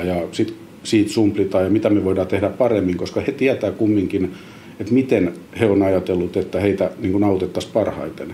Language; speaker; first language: Finnish; native; Finnish